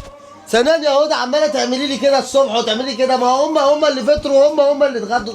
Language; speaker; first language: Arabic; native; Arabic